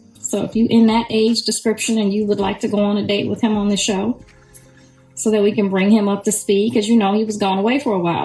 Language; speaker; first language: English; native; English